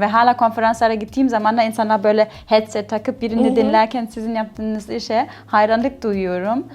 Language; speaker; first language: Turkish; non-native, fluent; German